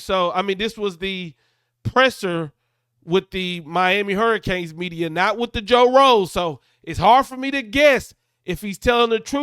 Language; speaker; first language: English; native; English